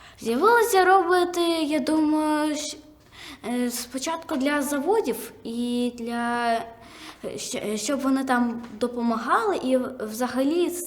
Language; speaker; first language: Ukrainian; non-native, local second language; Russian